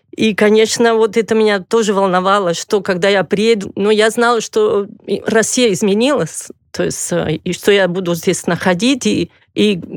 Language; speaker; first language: Russian; non-native, fluent; Catalan